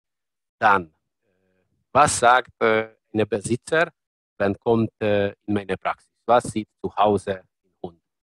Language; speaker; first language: German; non-native, learner; Hungarian